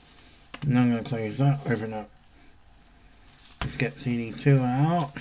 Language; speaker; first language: English; native; English